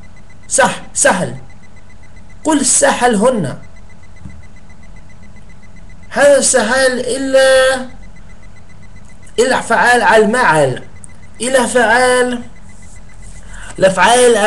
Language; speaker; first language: Arabic; non-native, learner; English